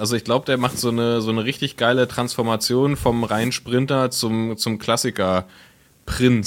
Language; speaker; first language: German; native; German